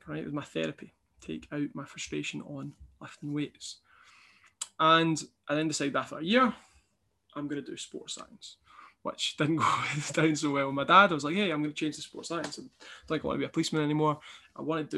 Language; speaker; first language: English; native; English